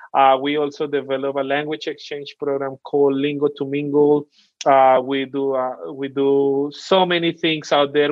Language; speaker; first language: English; non-native, fluent; Spanish